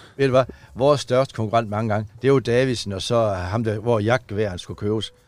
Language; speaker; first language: Danish; native; Danish